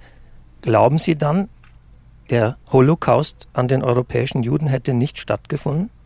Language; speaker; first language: German; native; German